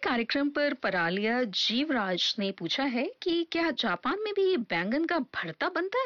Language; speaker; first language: Hindi; native; Hindi